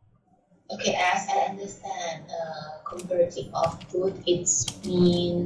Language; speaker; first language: English; non-native, learner; Thai